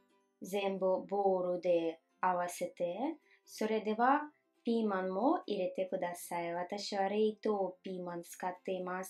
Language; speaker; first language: Japanese; non-native, fluent; Russian